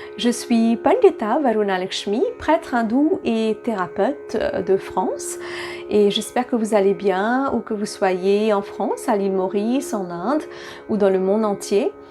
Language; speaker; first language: French; non-native, local second language; Bhojpuri